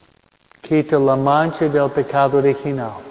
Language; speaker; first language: Spanish; non-native, fluent; English